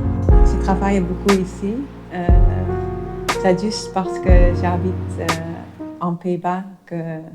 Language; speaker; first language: French; non-native, fluent; Dutch